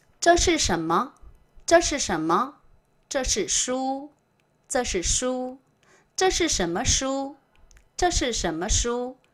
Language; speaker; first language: Chinese; non-native, fluent; Korean